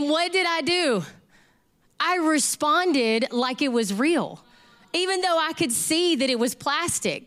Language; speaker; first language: English; native; English